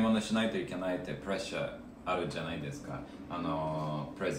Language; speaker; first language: Japanese; non-native, fluent; Lithuanian